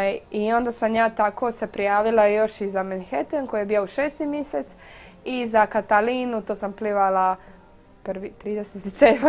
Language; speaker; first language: Croatian; native; Croatian